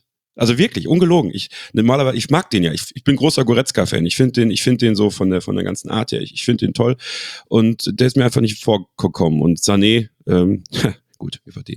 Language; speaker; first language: German; native; German